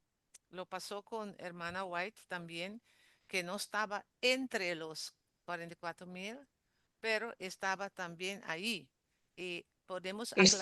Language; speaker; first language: Spanish; non-native, learner; Papiamento